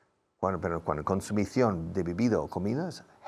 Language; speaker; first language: Spanish; non-native, fluent; English